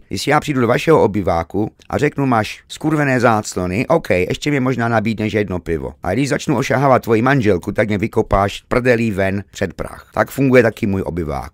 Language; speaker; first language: Czech; native; Czech